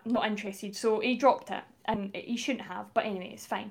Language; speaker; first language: English; native; English